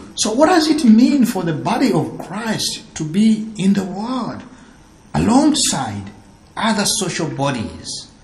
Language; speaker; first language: English; non-native, local second language; Ganda